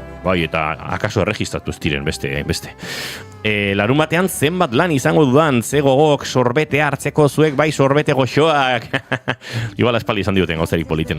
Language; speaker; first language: Basque; native; Basque